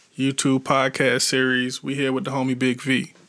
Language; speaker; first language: English; native; English